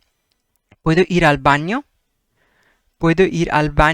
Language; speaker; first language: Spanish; non-native, fluent; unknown